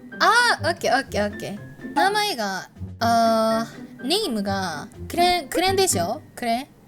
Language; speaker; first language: Japanese; non-native, learner; Korean